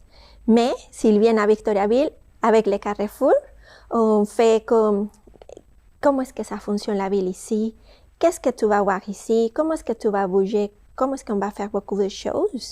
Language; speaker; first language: French; non-native, fluent; Spanish